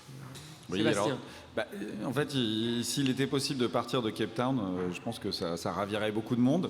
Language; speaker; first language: French; native; French